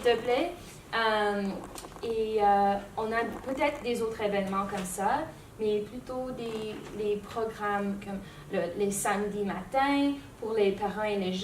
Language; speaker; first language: French; non-native, learner; English